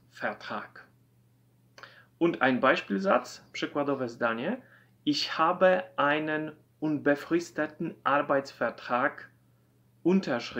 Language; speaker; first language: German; non-native, fluent; Polish